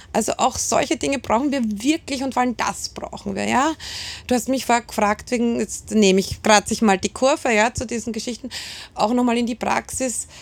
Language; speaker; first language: German; native; German